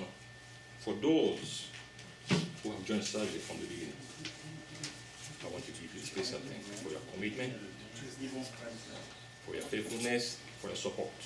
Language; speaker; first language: English; non-native, local second language; French